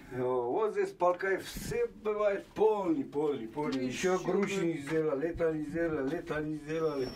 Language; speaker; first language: Russian; non-native, local second language; Ossetic